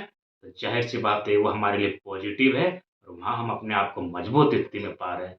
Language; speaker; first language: Hindi; non-native, local second language; Magahi